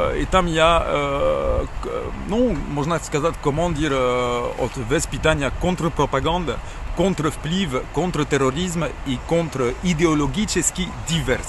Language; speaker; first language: Ukrainian; non-native, learner; French